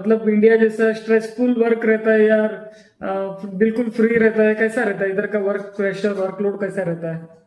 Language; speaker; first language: Hindi; non-native, local second language; Kannada